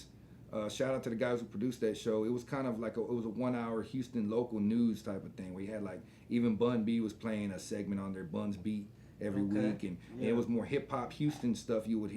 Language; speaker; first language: English; native; English